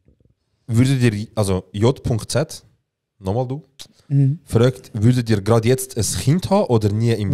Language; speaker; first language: German; native; German